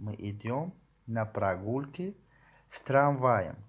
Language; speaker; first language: Russian; non-native, learner; Tajik